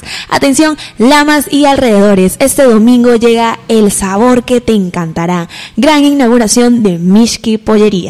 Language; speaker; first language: Spanish; native; Spanish